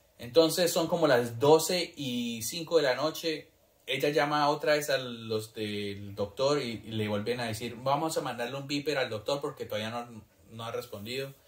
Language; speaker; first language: Spanish; early bilingual, heritage; Spanish